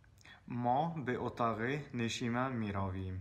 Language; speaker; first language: Persian; non-native, learner; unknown